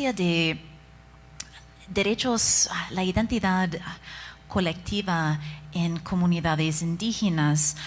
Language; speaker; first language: Spanish; non-native, fluent; English